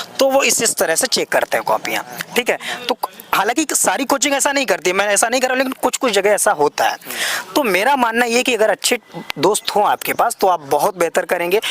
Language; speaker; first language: Hindi; native; Hindi